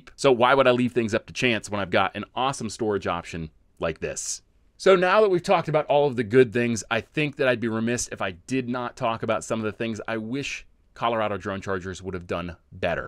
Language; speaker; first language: English; native; English